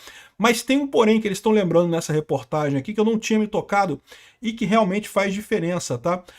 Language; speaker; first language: Portuguese; native; Portuguese